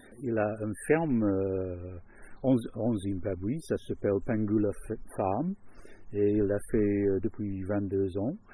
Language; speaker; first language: French; non-native, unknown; English